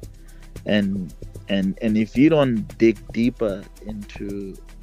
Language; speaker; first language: English; non-native, local second language; Tswana